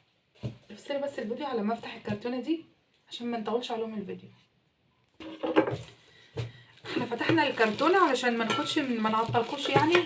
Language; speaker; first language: Arabic; native; Arabic